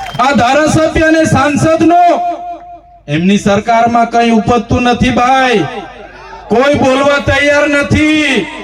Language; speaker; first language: Gujarati; non-native, local second language; Vasavi